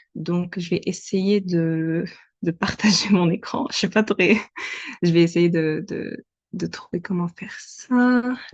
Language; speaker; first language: French; non-native, local second language; Arabic